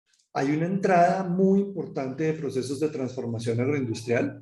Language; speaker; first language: Spanish; native; Spanish